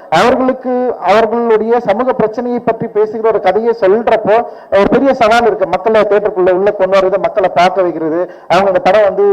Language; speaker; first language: Tamil; native; Tamil